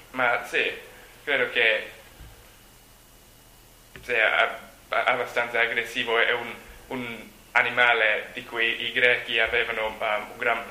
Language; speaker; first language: Italian; non-native, learner; English